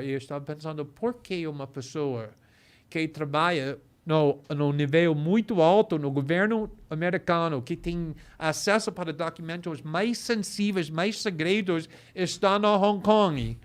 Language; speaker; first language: Portuguese; non-native, fluent; English